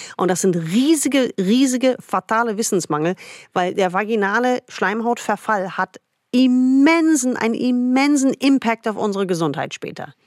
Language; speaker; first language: German; non-native, fluent; English